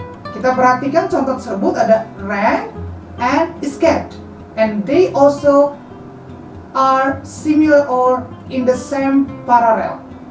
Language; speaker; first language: English; non-native, fluent; Indonesian